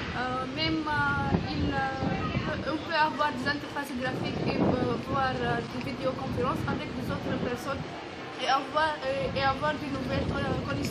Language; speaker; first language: French; non-native, local second language; Arabic